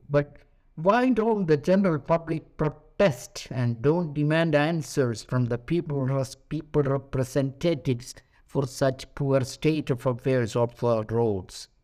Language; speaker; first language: English; non-native, local second language; Malayalam